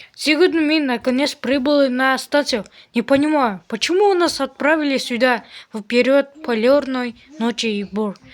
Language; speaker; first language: Russian; non-native, local second language; Kazakh